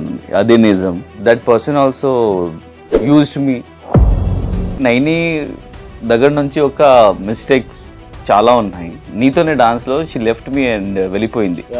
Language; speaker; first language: Telugu; non-native, learner; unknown